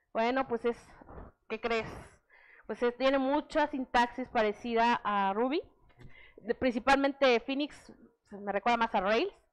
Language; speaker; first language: Spanish; native; Spanish